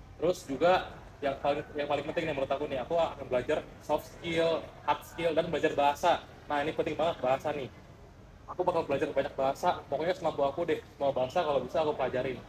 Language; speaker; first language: Indonesian; native; Indonesian